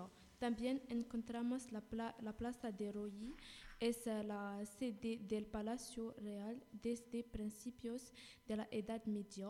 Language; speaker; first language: Spanish; non-native, learner; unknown